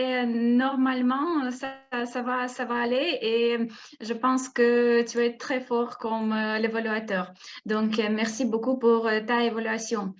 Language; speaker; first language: French; non-native, fluent; Russian